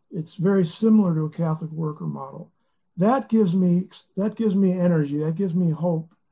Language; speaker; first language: English; native; English